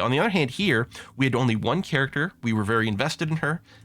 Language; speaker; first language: English; native; English